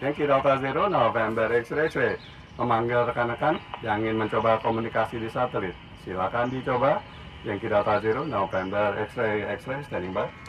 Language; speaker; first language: English; non-native, fluent; Indonesian